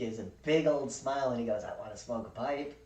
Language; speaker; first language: English; native; English